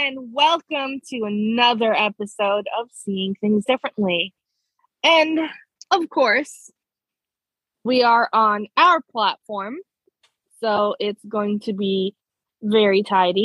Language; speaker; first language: English; early bilingual, other home language; Spanish